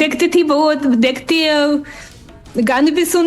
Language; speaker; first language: Hindi; non-native, learner; Russian